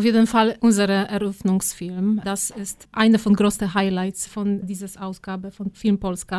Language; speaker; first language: German; non-native, fluent; Polish